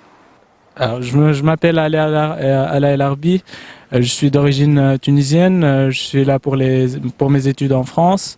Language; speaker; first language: French; non-native, local second language; Arabic